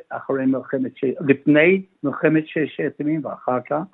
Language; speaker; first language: Hebrew; non-native, fluent; English